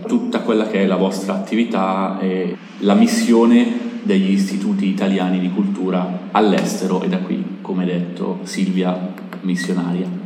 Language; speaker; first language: Italian; native; Italian